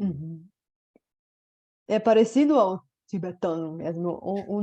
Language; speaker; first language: Portuguese; non-native, fluent; Bulgarian